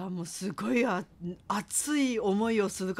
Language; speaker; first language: Japanese; native; Japanese